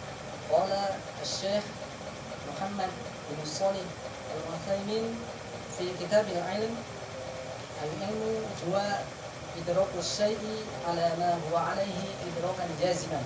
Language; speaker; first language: Arabic; non-native, learner; Indonesian